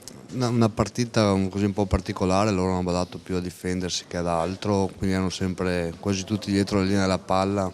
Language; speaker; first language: Italian; native; Italian